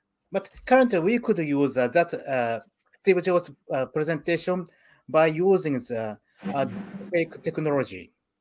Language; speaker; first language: English; non-native, learner; Japanese